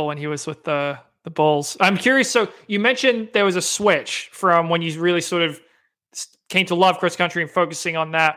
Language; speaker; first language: English; native; English